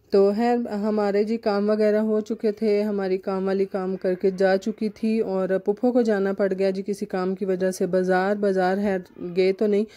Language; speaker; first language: Urdu; non-native, local second language; Punjabi